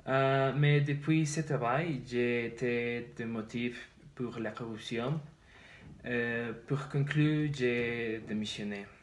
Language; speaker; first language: French; non-native, learner; Spanish